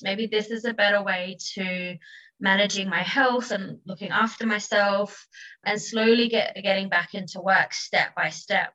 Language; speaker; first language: English; native; English